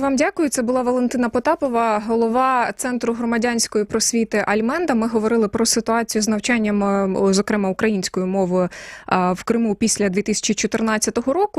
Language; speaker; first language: Ukrainian; native; Ukrainian